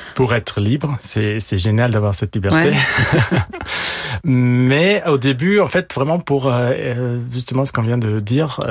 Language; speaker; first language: French; non-native, fluent; German